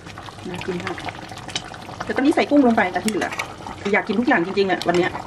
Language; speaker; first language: Thai; native; Thai